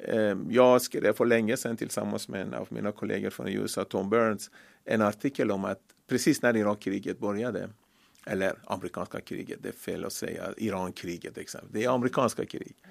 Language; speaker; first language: Swedish; non-native, fluent; Persian